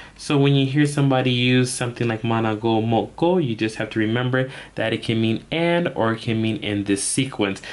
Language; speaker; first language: English; native; English